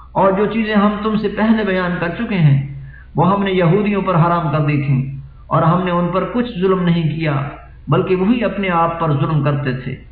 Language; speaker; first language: Urdu; native; Urdu